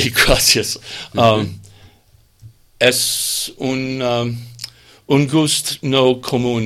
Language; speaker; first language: Catalan; non-native, learner; English